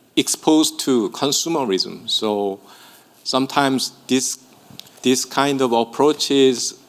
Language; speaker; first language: English; non-native, fluent; Korean